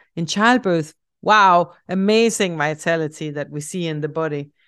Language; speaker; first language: English; non-native, fluent; Danish